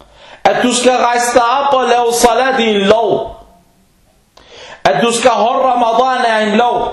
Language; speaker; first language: Danish; non-native, fluent; Arabic